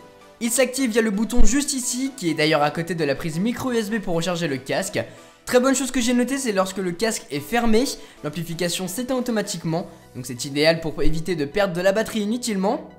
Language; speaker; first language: French; native; French